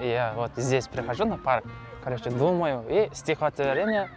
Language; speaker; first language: Russian; non-native, local second language; Kazakh